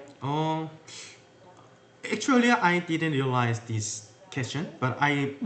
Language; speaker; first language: English; non-native, learner; Korean